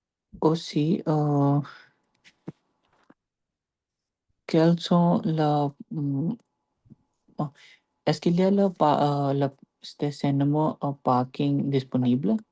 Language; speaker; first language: French; non-native, learner; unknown